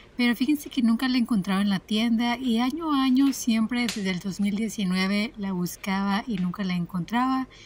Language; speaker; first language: Spanish; native; Spanish